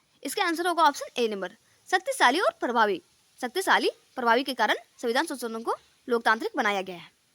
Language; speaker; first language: Hindi; native; Hindi